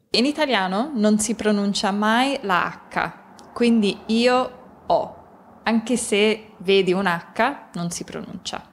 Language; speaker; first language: Italian; native; Italian